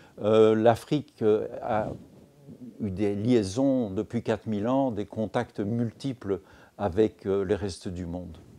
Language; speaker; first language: French; native; French